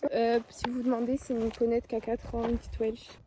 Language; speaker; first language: French; native; French